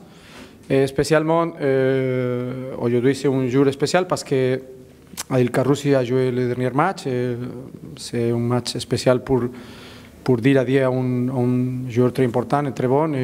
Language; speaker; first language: French; non-native, learner; Spanish